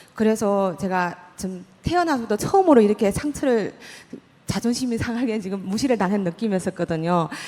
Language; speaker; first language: Korean; native; Korean